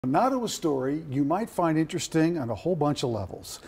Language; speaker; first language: English; early bilingual, other home language; Pennsylvania German